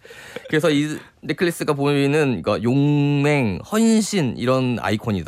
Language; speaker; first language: Korean; native; Korean